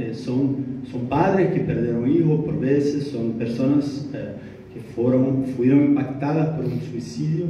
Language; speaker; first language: Spanish; non-native, learner; Portuguese